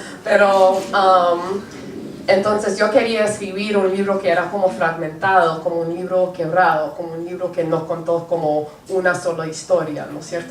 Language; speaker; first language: Spanish; non-native, local second language; English